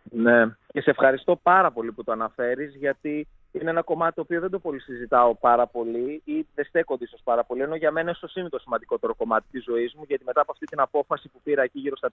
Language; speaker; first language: Greek; native; Greek